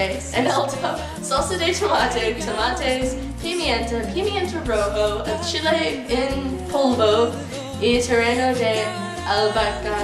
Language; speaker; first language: Spanish; non-native, learner; English